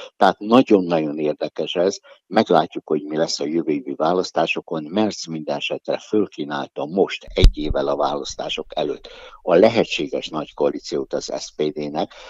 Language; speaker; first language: Hungarian; native; Hungarian